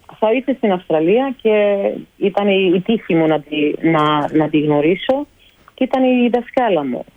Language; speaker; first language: Greek; early bilingual, heritage; Greek